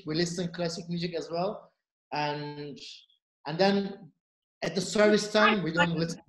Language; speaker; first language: English; non-native, fluent; Turkish